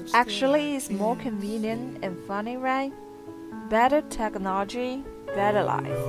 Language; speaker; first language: English; non-native, fluent; Chinese